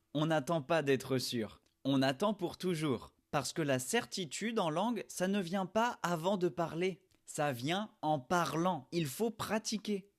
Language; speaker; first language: French; native; French